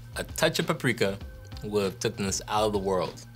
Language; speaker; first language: English; native; English